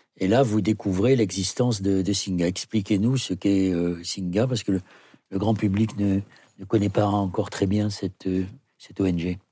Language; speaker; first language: French; native; French